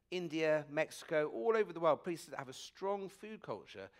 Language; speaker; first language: English; native; English